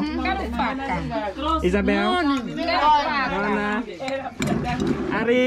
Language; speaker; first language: Portuguese; non-native, learner; Vietnamese